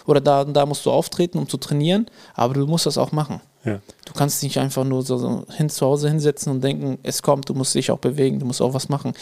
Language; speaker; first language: German; early bilingual, other home language; Arabic